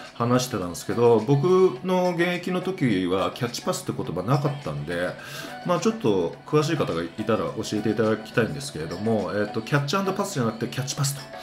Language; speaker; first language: Japanese; native; Japanese